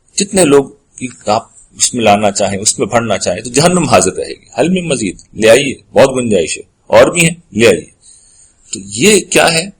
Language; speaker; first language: Urdu; native; Urdu